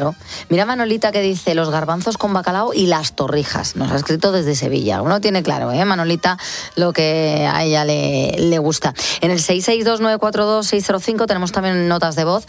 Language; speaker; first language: Spanish; native; Spanish